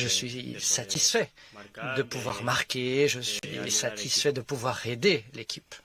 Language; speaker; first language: French; non-native, fluent; Spanish